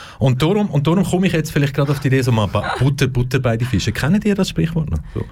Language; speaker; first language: German; native; German